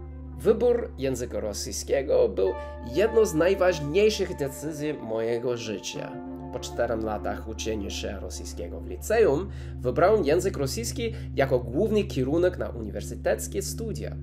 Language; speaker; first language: Polish; non-native, learner; English